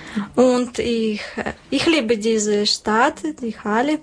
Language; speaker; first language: German; non-native, learner; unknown